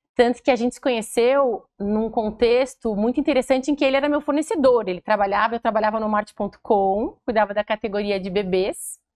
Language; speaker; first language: Portuguese; native; Portuguese